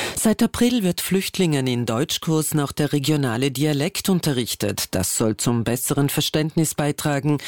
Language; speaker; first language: German; native; German